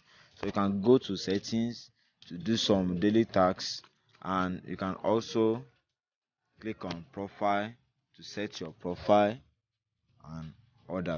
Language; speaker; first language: English; non-native, local second language; Yoruba